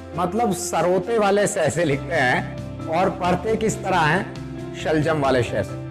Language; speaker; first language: Hindi; native; Hindi